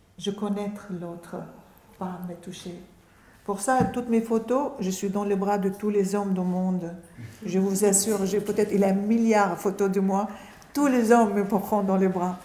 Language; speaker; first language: French; non-native, fluent; Arabic